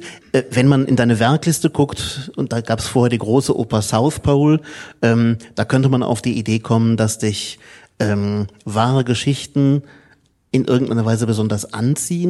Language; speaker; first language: German; native; German